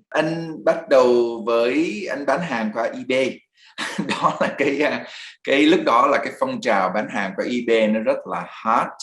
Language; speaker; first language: Vietnamese; early bilingual, other home language; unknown